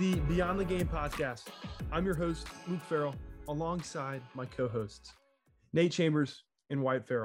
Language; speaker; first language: English; native; English